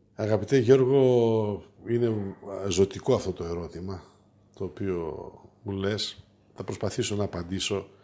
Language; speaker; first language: Greek; native; Greek